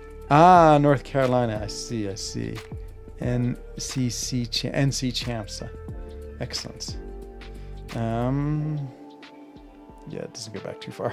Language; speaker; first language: English; native; English